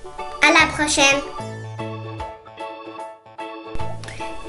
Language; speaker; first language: French; non-native, learner; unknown